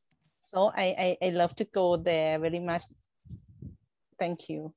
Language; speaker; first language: English; non-native, learner; Thai